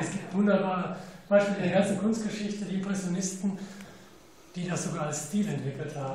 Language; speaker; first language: German; native; German